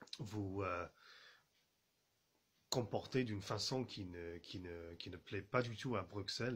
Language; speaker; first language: French; non-native, fluent; English